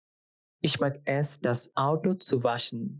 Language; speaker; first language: German; non-native, fluent; Bangla